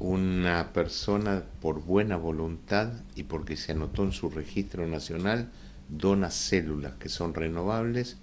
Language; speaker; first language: Spanish; native; Spanish